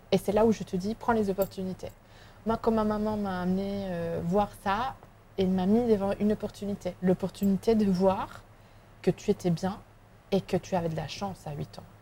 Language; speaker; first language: French; non-native, fluent; Spanish